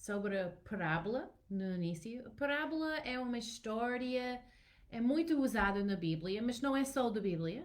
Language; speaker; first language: Portuguese; non-native, learner; English